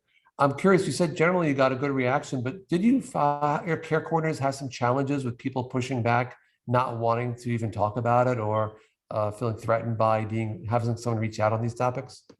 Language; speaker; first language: English; native; English